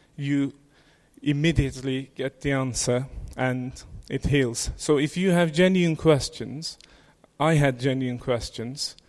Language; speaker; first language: English; non-native, fluent; Turkish